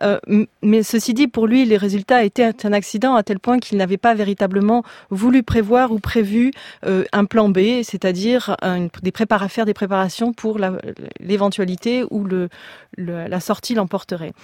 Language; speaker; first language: French; native; French